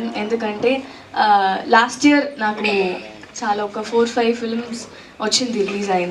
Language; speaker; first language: Telugu; non-native, learner; Tamil